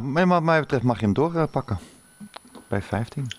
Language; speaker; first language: Dutch; native; Dutch